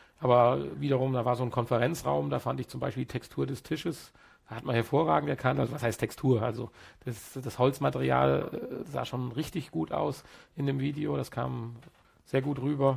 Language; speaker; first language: German; native; German